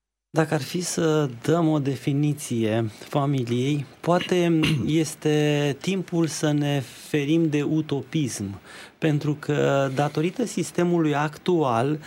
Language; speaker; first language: Romanian; native; Romanian